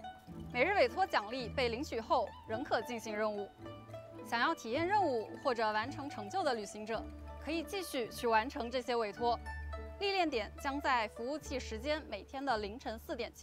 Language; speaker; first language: Chinese; native; Chinese